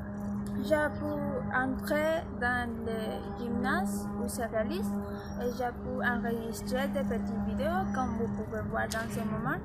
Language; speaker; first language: French; non-native, learner; Spanish